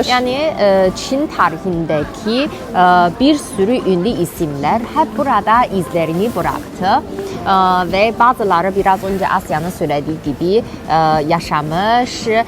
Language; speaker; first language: Turkish; non-native, fluent; Chinese